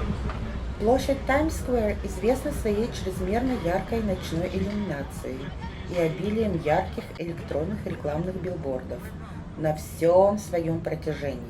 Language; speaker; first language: Russian; native; Russian